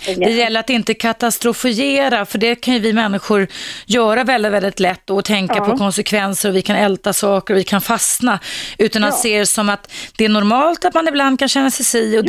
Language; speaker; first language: Swedish; native; Swedish